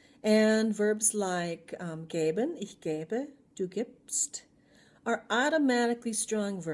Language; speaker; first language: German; non-native, fluent; English